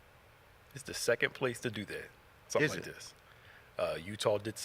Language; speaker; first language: English; native; English